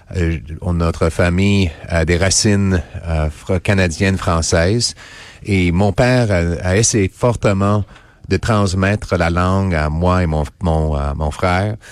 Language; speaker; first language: French; non-native, local second language; English